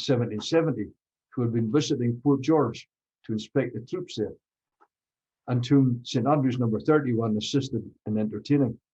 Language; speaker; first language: English; native; English